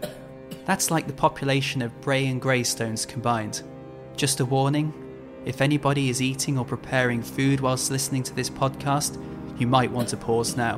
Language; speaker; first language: English; native; English